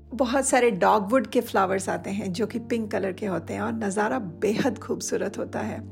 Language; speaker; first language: Hindi; non-native, local second language; Odia